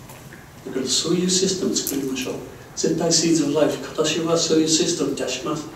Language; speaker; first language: Japanese; non-native, learner; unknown